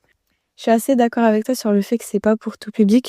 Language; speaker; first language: French; native; French